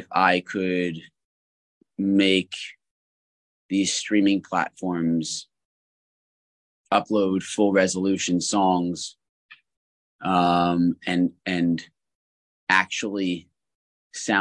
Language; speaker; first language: English; native; English